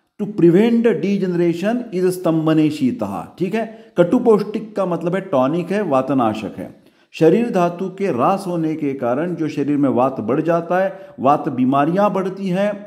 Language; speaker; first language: Hindi; non-native, local second language; Marathi